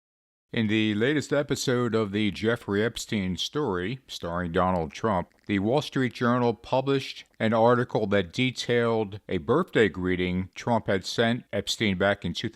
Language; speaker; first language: English; native; English